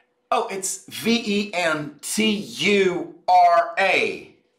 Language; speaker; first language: English; non-native, fluent; Portuguese